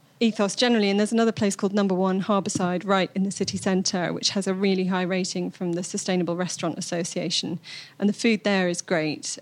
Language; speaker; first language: English; native; English